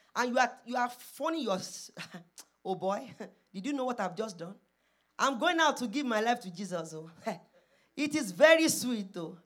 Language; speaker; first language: English; non-native, local second language; Yoruba